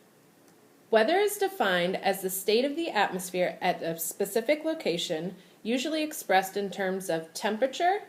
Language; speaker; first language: English; native; English